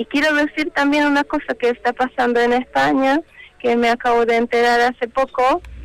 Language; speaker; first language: Spanish; non-native, fluent; Slovak